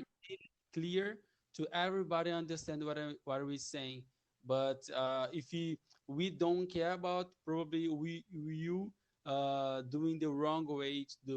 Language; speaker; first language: English; non-native, learner; Portuguese